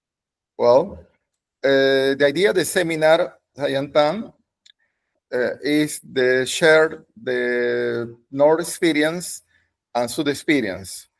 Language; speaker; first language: English; non-native, learner; Spanish